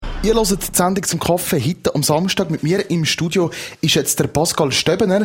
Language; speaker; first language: German; native; German